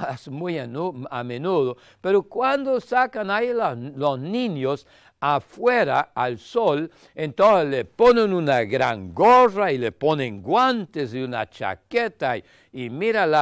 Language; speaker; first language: Spanish; non-native, fluent; German